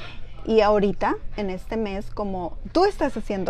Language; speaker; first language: Spanish; native; Spanish